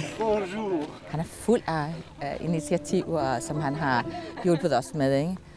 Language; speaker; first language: Danish; native; Danish